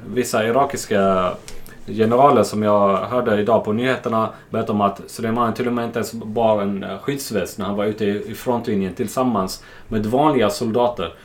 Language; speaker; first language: Swedish; non-native, fluent; Arabic